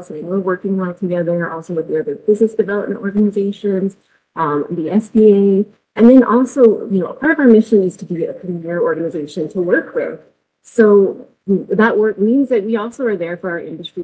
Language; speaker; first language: English; native; English